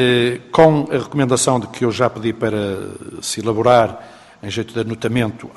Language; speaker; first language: Portuguese; native; Portuguese